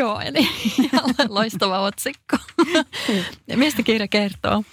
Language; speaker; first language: Finnish; native; Finnish